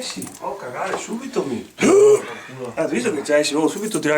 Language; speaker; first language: Italian; native; Italian